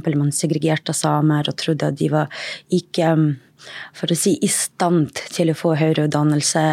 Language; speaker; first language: Norwegian; non-native, fluent; Russian